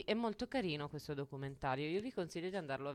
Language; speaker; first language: Italian; native; Italian